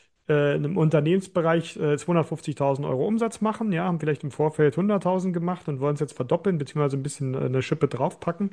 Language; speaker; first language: German; native; German